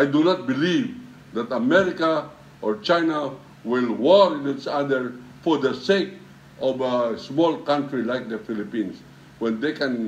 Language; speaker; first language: English; non-native, local second language; Filipino